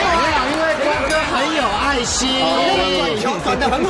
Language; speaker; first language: Chinese; native; Chinese